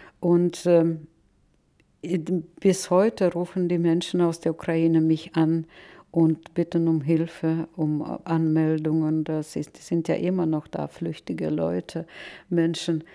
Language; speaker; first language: German; non-native, fluent; Russian